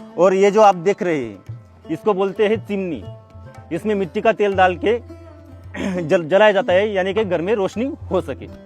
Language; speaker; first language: Hindi; non-native, local second language; Kukna